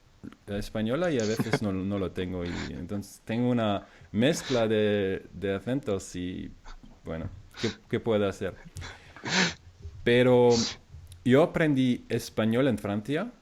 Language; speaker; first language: Spanish; non-native, fluent; German